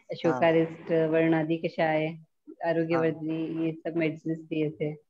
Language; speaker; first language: Hindi; native; Hindi